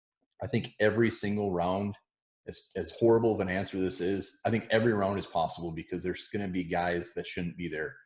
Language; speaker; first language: English; native; English